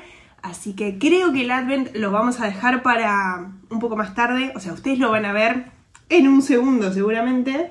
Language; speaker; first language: Spanish; native; Spanish